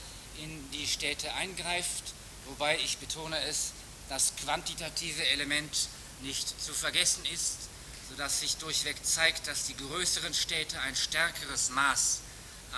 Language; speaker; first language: German; native; German